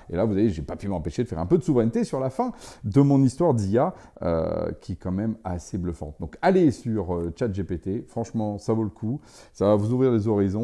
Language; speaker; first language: French; native; French